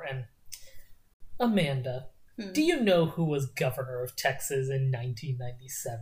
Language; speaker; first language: English; native; English